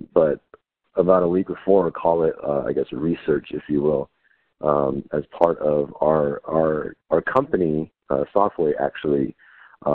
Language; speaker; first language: English; native; English